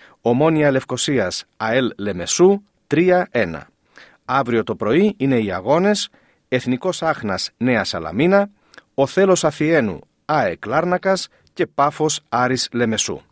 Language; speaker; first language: Greek; native; Greek